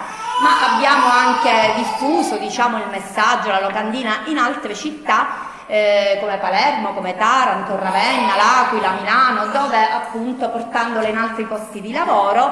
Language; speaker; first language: Italian; native; Italian